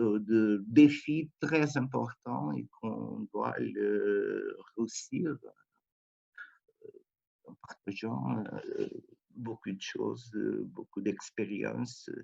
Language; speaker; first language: French; non-native, fluent; Portuguese